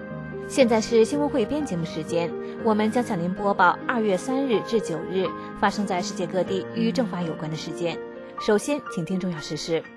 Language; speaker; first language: Chinese; native; Chinese